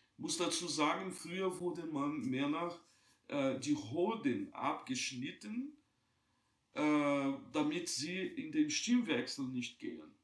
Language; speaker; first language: German; non-native, fluent; Portuguese